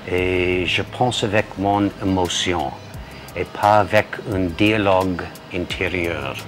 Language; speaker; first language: French; non-native, fluent; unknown